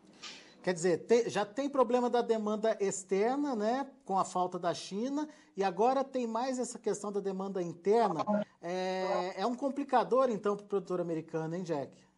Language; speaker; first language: Portuguese; native; Portuguese